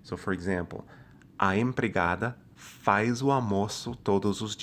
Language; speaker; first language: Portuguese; non-native, fluent; English